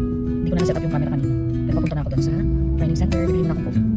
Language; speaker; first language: Filipino; native; Filipino